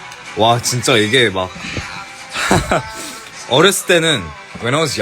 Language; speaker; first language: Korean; early bilingual, heritage; English